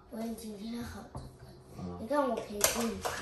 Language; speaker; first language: Chinese; early bilingual, heritage; Chinese